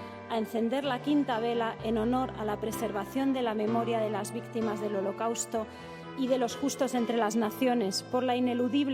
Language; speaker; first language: Spanish; native; Spanish